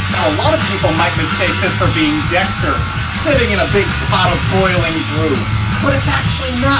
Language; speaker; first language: English; native; English